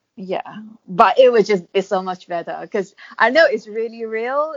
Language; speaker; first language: English; non-native, fluent; Chinese